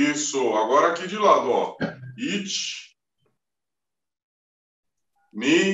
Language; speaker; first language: Portuguese; native; Portuguese